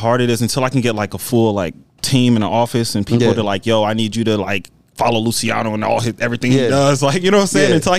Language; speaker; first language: English; native; English